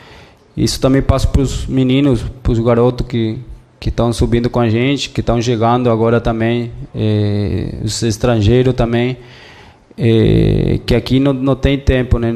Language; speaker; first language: Portuguese; non-native, fluent; Spanish